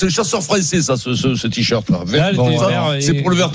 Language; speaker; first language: French; native; French